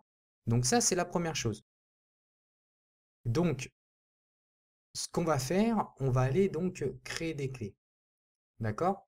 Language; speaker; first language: French; native; French